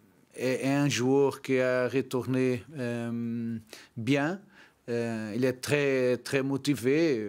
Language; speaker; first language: French; non-native, learner; Portuguese